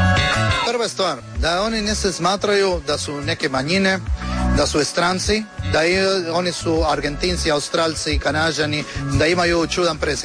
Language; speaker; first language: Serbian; non-native, learner; Spanish